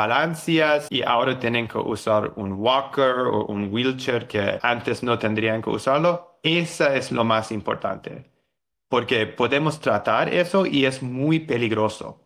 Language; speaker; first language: Spanish; non-native, fluent; English